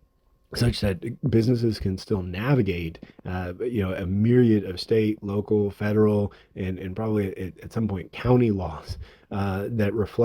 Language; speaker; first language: English; native; English